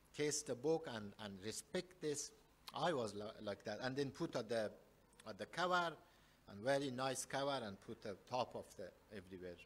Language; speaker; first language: English; non-native, learner; Persian